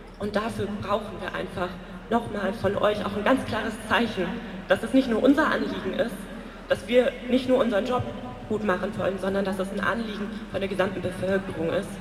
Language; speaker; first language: German; native; German